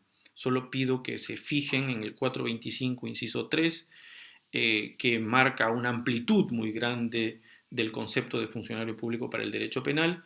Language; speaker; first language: Spanish; native; Spanish